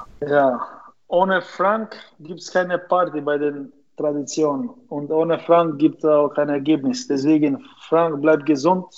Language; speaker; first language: German; non-native, fluent; Albanian